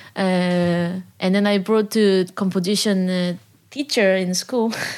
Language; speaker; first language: English; non-native, learner; Korean